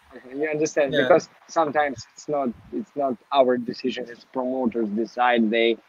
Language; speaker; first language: English; non-native, learner; Ukrainian